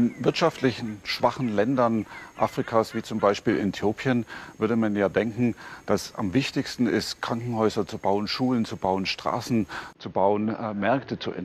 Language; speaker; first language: German; native; German